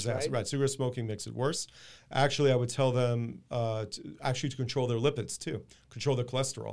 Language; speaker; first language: English; native; English